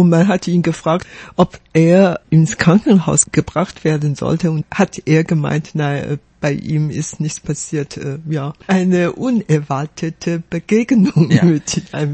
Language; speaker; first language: German; non-native, fluent; Chinese